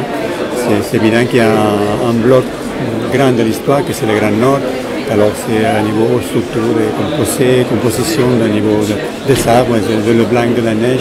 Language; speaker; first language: French; non-native, fluent; Spanish